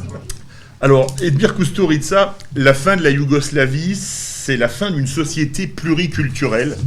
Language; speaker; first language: French; native; French